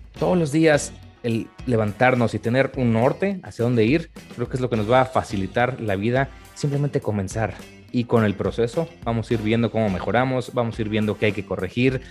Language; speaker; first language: Spanish; native; Spanish